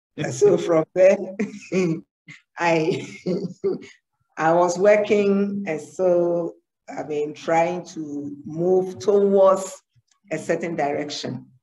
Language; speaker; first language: English; non-native, local second language; Ewe